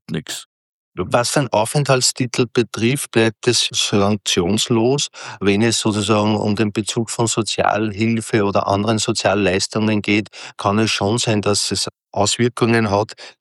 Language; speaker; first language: German; native; German